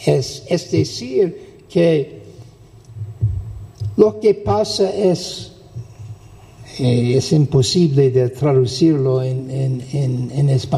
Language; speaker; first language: Spanish; non-native, fluent; English